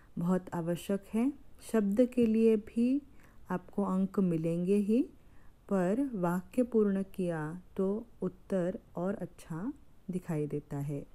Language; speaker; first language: Hindi; non-native, local second language; Marathi